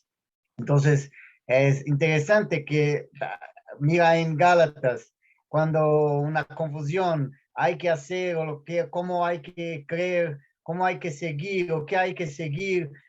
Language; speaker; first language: Spanish; non-native, fluent; Portuguese